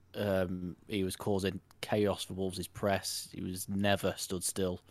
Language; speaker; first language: English; native; English